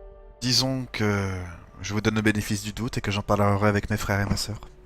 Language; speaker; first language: French; native; French